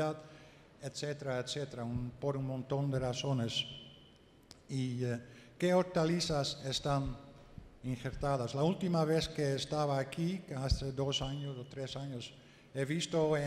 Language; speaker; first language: Spanish; non-native, learner; Dutch